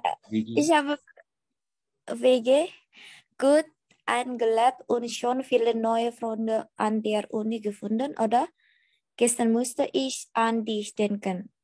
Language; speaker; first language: German; non-native, learner; Indonesian